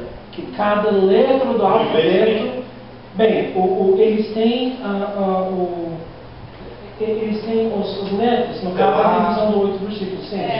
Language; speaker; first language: Portuguese; non-native, learner; English